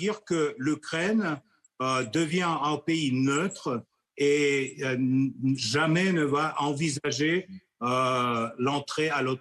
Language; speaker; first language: French; non-native, fluent; Russian